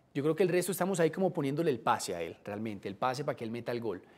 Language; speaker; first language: Spanish; native; Spanish